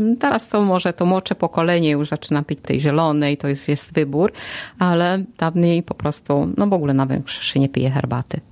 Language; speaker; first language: Polish; non-native, fluent; Hungarian